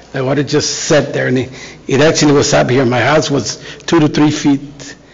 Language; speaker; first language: English; native; English